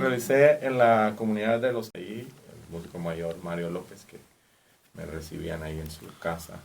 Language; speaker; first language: Spanish; native; Spanish